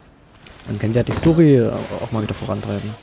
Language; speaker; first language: German; native; German